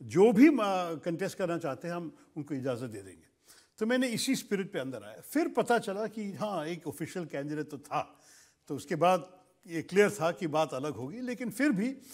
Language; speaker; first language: Hindi; non-native, local second language; Malayalam